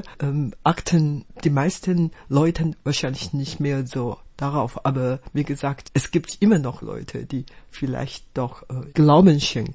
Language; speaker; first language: German; non-native, fluent; Chinese